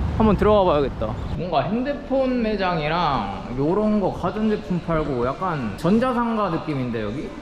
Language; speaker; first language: Korean; native; Korean